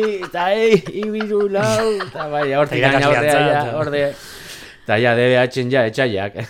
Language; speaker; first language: Basque; non-native, local second language; Spanish